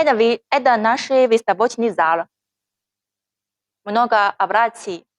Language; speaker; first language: Russian; non-native, learner; Chinese